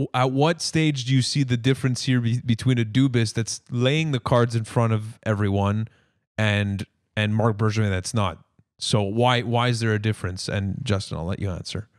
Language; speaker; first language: English; native; English